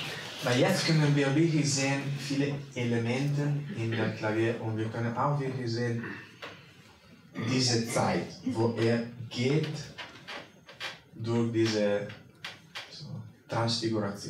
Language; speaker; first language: German; non-native, fluent; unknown